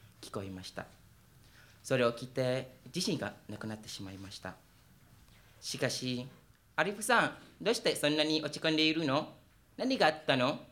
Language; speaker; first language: Japanese; non-native, fluent; Malay